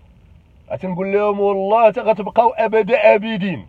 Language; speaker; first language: Arabic; native; Arabic